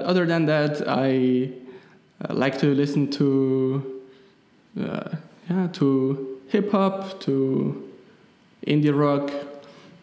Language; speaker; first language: English; non-native, fluent; German